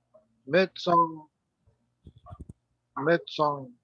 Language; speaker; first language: French; non-native, learner; Spanish